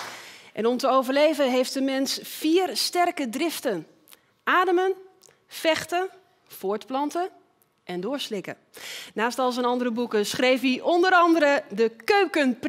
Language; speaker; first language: Dutch; native; Dutch